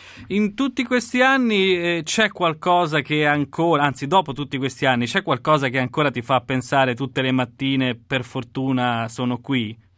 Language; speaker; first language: Italian; native; Italian